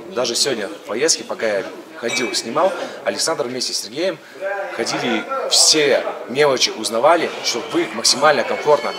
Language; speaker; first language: Russian; native; Russian